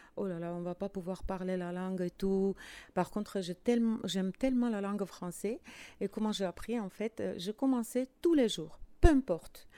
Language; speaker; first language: French; non-native, fluent; Armenian